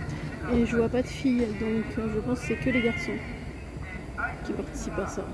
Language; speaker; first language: French; native; French